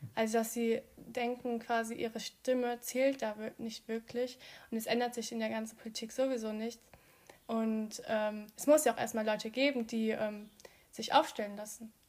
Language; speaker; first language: German; early bilingual, other home language; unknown